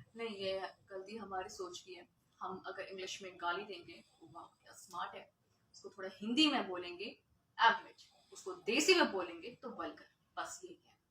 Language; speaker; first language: Hindi; native; Hindi